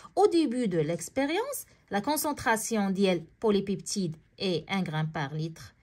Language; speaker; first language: French; non-native, local second language; Arabic